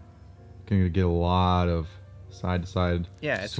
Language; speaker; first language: English; native; English